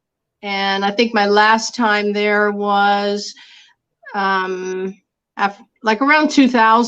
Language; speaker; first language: English; native; English